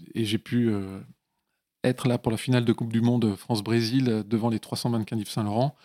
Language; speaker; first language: French; native; French